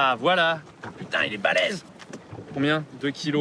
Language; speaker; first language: French; native; French